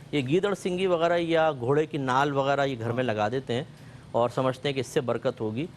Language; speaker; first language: Urdu; native; Urdu